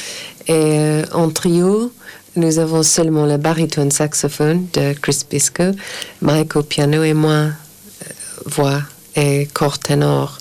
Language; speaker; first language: French; non-native, fluent; English